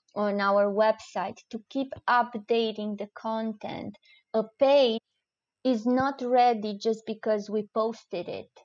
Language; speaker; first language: English; non-native, fluent; Romanian